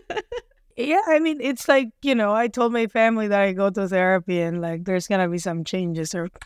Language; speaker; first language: English; non-native, local second language; Filipino